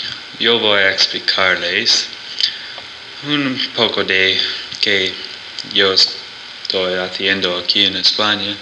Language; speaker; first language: Spanish; non-native, learner; English